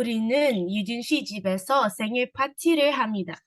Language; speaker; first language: Korean; non-native, learner; Indonesian